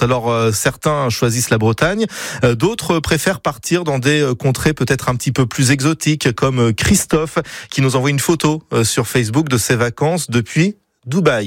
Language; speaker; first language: French; native; French